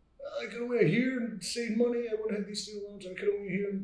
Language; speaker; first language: English; native; English